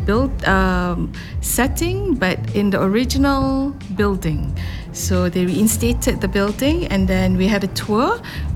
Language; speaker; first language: English; non-native, local second language; Malay